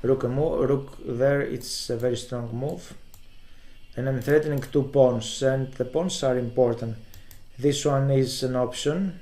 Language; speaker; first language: English; non-native, fluent; Greek